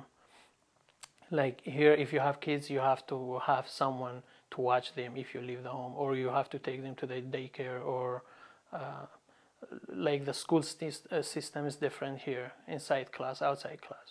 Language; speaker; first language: English; non-native, fluent; Arabic